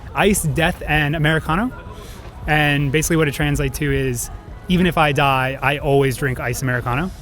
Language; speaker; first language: English; native; English